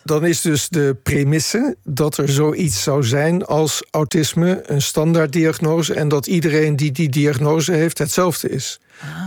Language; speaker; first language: Dutch; native; Dutch